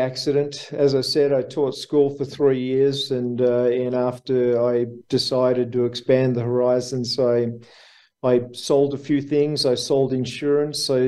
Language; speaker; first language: English; native; English